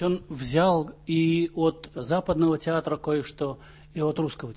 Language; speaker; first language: Russian; native; Russian